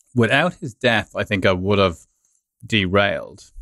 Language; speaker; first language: English; native; English